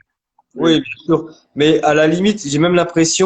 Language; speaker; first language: French; native; French